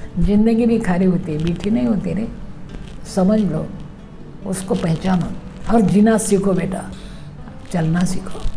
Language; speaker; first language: Hindi; non-native, local second language; Marathi